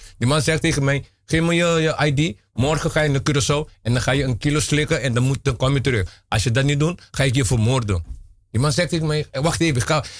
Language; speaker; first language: Dutch; non-native, local second language; Papiamento